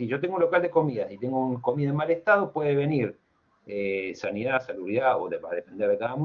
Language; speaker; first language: Spanish; native; Spanish